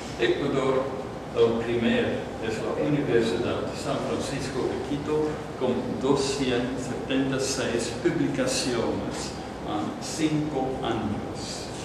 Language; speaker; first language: Spanish; non-native, fluent; Dutch